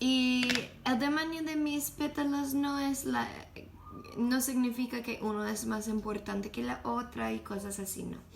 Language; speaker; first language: Spanish; non-native, learner; English